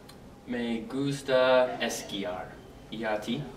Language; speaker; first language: Spanish; non-native, learner; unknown